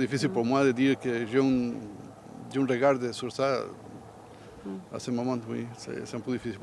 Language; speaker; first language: French; non-native, learner; Spanish